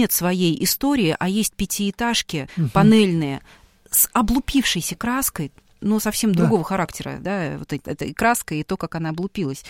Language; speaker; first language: Russian; native; Russian